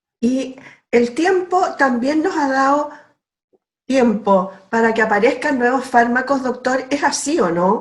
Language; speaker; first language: Spanish; native; Spanish